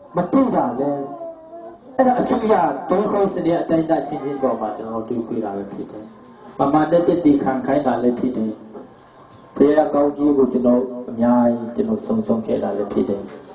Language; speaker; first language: Burmese; non-native, local second language; Hakha Chin